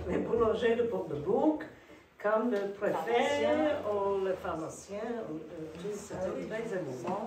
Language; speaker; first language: French; non-native, learner; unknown